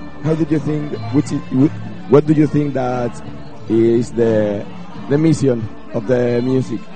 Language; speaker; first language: English; non-native, learner; Spanish